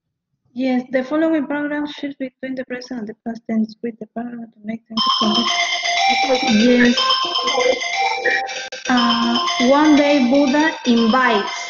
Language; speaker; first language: English; non-native, learner; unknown